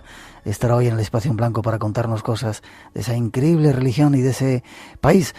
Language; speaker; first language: Spanish; native; Spanish